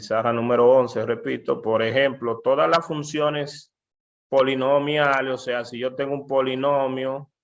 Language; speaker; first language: Spanish; native; Spanish